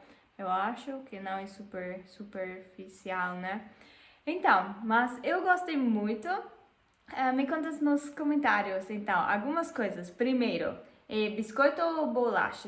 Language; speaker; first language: Portuguese; non-native, fluent; German